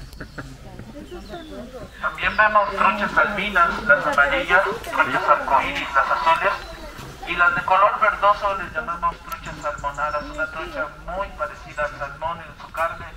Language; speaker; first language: Spanish; native; Spanish